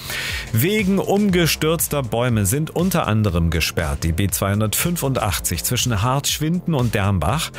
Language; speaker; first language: German; native; German